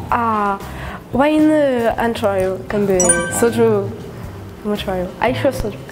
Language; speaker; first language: Korean; non-native, learner; French